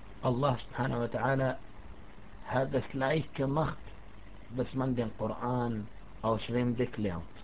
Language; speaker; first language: German; non-native, fluent; Arabic